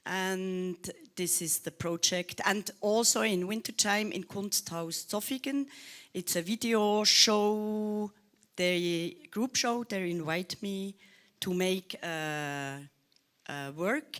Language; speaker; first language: English; non-native, learner; Swiss German